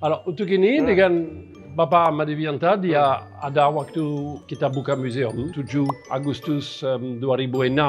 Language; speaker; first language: Indonesian; non-native, fluent; French